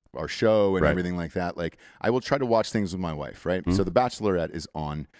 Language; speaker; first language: English; native; English